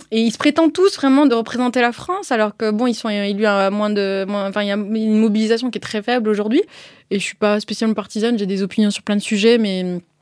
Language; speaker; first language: French; early bilingual, other home language; Arabic